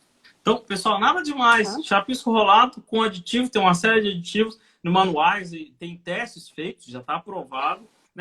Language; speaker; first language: Portuguese; native; Portuguese